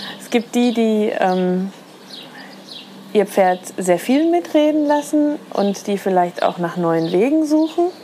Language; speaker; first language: German; native; German